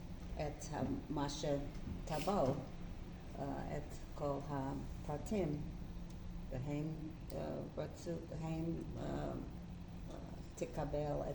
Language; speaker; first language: Hebrew; non-native, learner; English